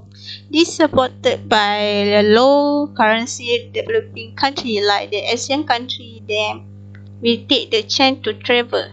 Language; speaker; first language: English; non-native, local second language; Malay